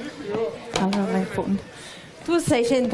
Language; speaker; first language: Italian; native; Italian